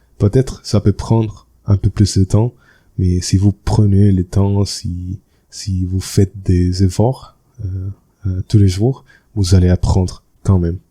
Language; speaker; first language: French; non-native, learner; Spanish